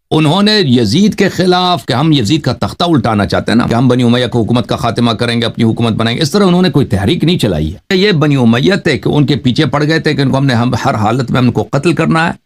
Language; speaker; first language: Urdu; non-native, fluent; Persian